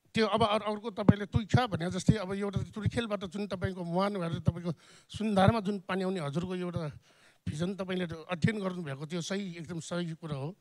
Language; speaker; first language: Nepali; non-native, local second language; Newari